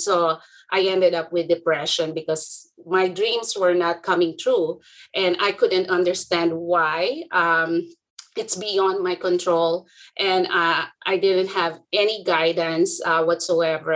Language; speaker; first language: English; non-native, local second language; Filipino